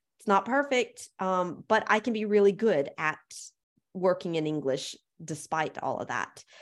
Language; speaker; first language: English; native; English